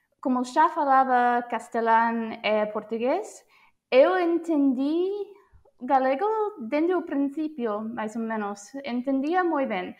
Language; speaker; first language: Portuguese; non-native, fluent; English